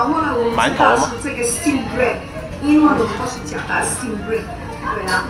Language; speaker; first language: Chinese; non-native, learner; English